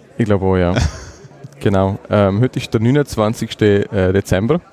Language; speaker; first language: German; native; German